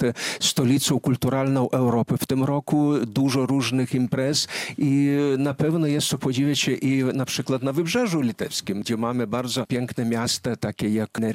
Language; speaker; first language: Polish; non-native, fluent; Lithuanian